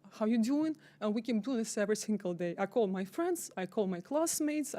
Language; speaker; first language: English; non-native, fluent; Ukrainian